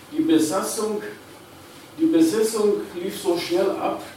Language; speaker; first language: German; non-native, fluent; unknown